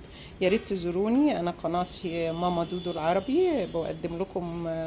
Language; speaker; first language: Arabic; native; Arabic